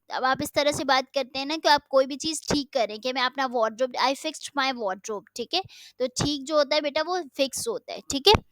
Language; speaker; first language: Urdu; native; Urdu